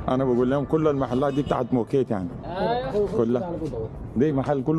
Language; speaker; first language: Arabic; native; Arabic